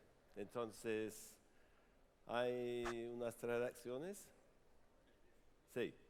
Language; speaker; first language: Spanish; non-native, fluent; English